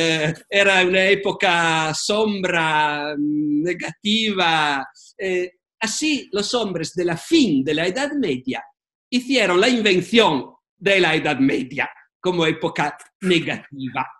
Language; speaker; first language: Spanish; non-native, fluent; Italian